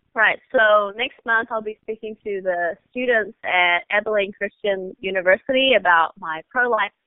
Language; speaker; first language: English; native; English